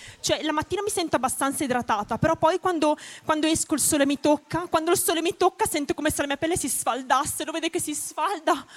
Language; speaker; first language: Italian; native; Italian